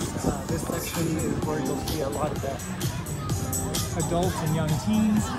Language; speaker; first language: English; native; English